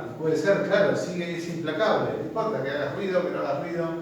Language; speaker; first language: Spanish; native; Spanish